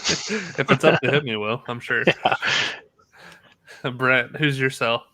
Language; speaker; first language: English; native; English